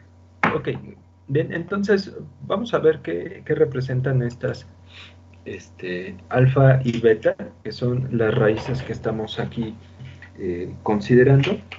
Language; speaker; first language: Spanish; native; Spanish